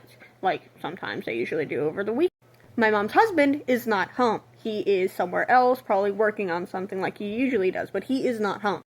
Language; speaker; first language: English; native; English